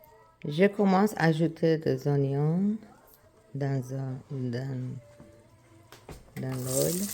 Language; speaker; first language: French; non-native, learner; Persian